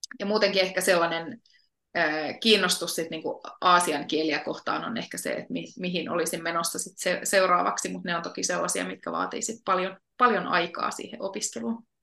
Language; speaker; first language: Finnish; native; Finnish